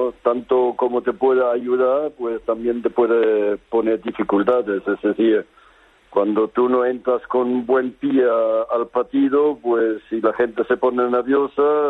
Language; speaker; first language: Spanish; non-native, fluent; German